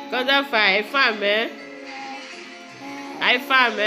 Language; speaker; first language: Italian; non-native, learner; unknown